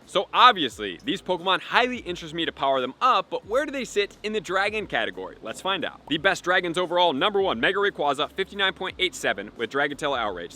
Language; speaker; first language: English; native; English